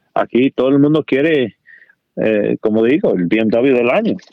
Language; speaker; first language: Spanish; early bilingual, heritage; Spanish